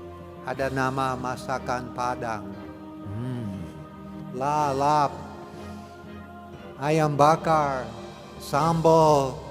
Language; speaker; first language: Indonesian; non-native, learner; English